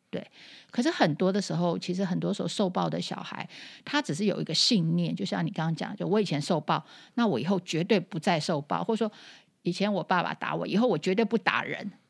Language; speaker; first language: Chinese; native; Chinese